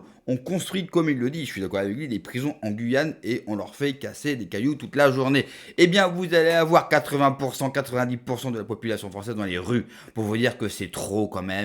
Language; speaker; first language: French; native; French